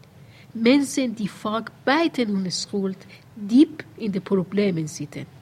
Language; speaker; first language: Dutch; non-native, fluent; Persian